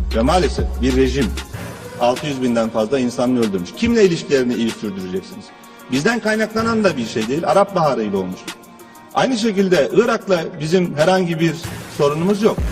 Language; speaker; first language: Turkish; native; Turkish